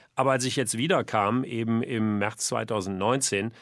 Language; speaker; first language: German; native; German